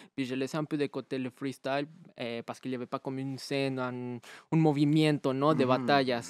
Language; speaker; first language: French; non-native, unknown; Spanish